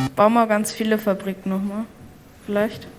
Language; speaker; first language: German; native; German